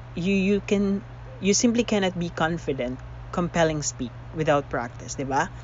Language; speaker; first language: English; non-native, local second language; Filipino